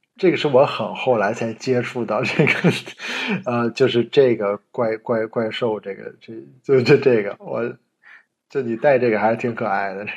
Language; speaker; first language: Chinese; native; Chinese